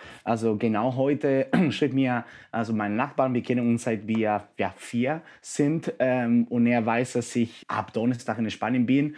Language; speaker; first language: German; non-native, fluent; Spanish